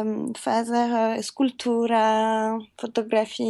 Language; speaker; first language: Portuguese; non-native, learner; French